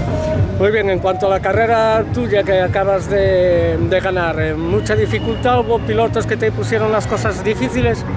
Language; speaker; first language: Spanish; native; Spanish